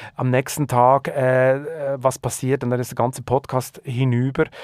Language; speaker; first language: German; native; German